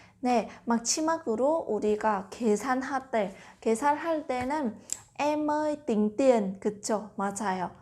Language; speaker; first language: Korean; non-native, fluent; Vietnamese